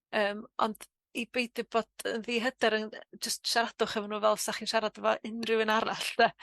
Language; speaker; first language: Welsh; native; Welsh